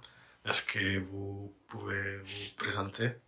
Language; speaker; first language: French; non-native, fluent; English